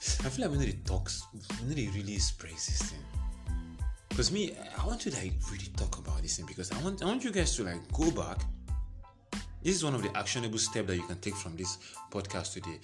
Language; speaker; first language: English; non-native, local second language; Igbo